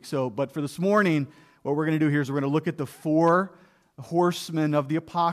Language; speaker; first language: English; native; English